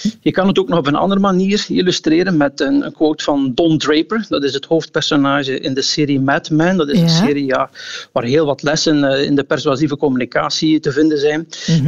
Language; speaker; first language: Dutch; native; Dutch